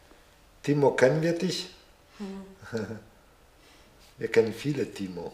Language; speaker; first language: German; non-native, fluent; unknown